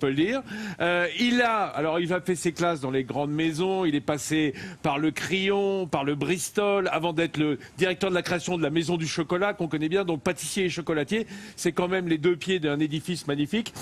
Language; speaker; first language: French; native; French